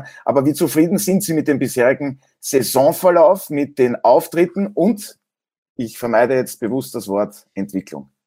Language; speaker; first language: German; native; German